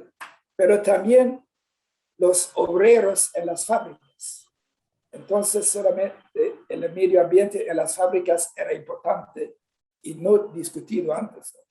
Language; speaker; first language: Spanish; non-native, fluent; Swedish